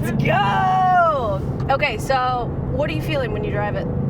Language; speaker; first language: English; native; English